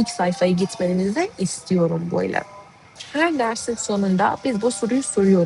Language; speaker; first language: Turkish; non-native, fluent; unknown